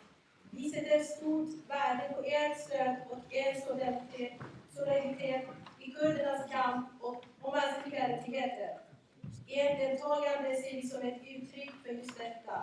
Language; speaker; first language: Swedish; non-native, fluent; Central Kurdish